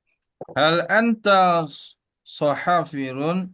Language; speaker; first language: Arabic; non-native, learner; Indonesian